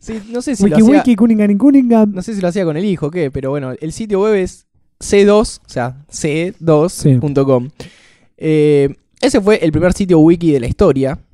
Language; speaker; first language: Spanish; native; Spanish